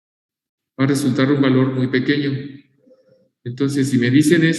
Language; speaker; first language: Spanish; native; Spanish